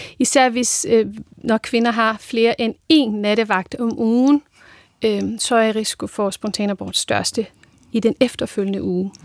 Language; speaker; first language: Danish; non-native, fluent; Portuguese